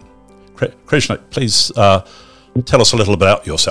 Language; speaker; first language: English; native; English